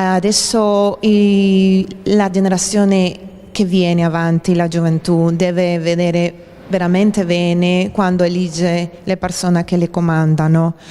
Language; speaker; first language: Italian; non-native, fluent; Spanish